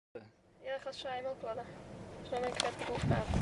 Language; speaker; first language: German; native; German